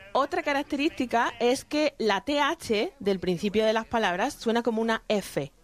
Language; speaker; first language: Spanish; native; Spanish